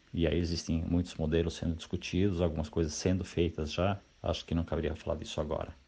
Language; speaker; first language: Portuguese; native; Portuguese